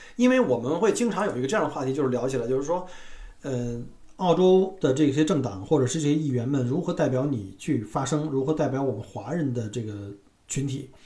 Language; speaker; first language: Chinese; native; Chinese